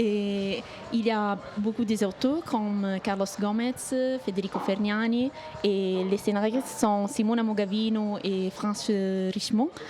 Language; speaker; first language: French; non-native, fluent; Italian